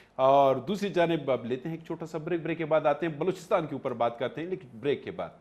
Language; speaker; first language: Urdu; non-native, local second language; Pashto